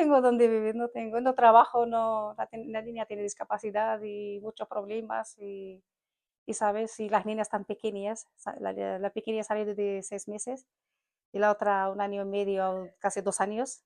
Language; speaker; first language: Spanish; non-native, learner; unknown